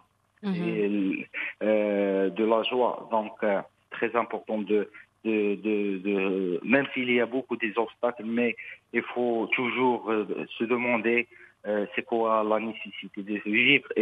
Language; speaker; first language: French; non-native, local second language; Arabic